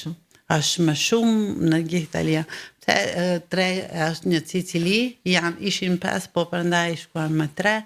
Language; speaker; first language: Albanian; early bilingual, heritage; Albanian